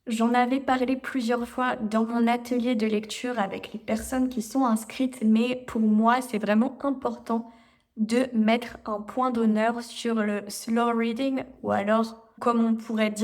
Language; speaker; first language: French; native; French